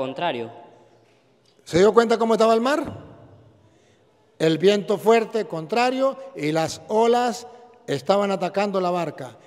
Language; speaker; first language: Spanish; native; Spanish